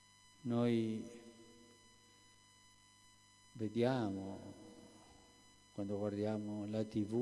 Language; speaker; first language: Italian; early bilingual, heritage; Spanish